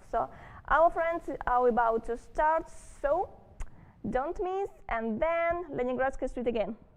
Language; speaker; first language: English; non-native, fluent; Russian